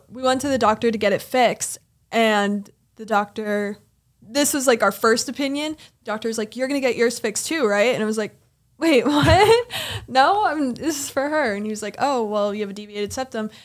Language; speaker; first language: English; native; English